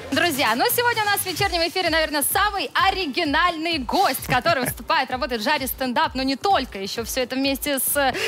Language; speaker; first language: Russian; native; Russian